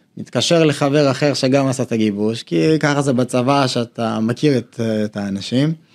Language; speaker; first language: Hebrew; early bilingual, other home language; Amharic